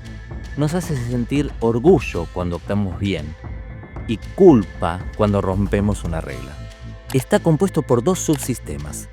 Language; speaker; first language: Spanish; native; Spanish